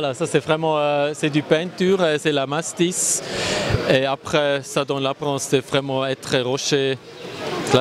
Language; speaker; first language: French; non-native, local second language; German